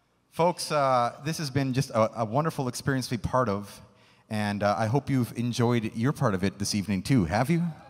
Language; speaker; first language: English; native; English